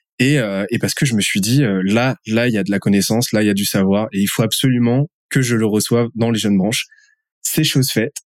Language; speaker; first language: French; native; French